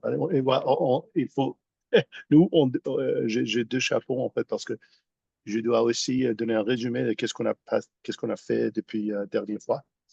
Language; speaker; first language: French; non-native, fluent; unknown